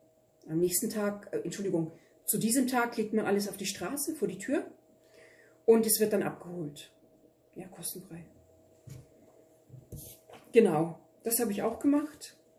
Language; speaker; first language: German; early bilingual, other home language; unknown